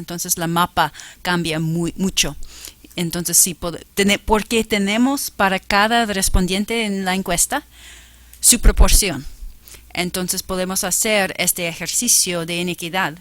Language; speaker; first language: Spanish; non-native, fluent; English